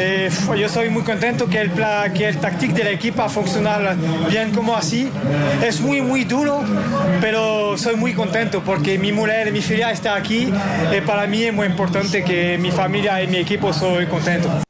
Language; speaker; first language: Spanish; non-native, learner; French